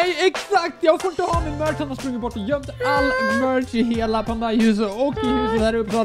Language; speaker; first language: Swedish; native; Swedish